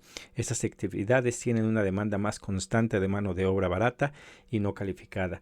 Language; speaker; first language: Spanish; native; Spanish